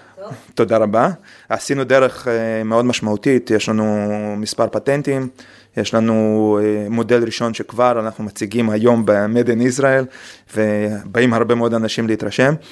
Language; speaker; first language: Hebrew; non-native, fluent; Russian